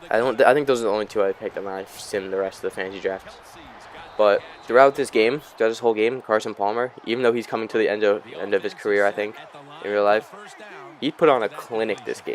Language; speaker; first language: English; native; English